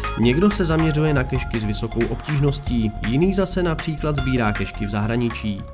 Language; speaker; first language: Czech; native; Czech